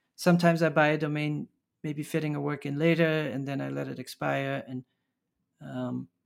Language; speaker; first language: English; early bilingual, other home language; Dutch